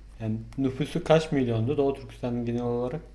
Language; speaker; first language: Turkish; non-native, fluent; Mongolian